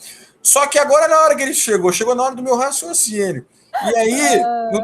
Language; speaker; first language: Portuguese; native; Portuguese